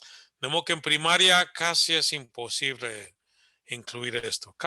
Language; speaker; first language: Spanish; early bilingual, heritage; Spanish